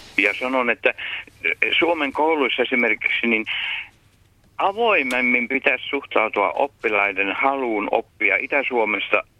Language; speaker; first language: Finnish; native; Finnish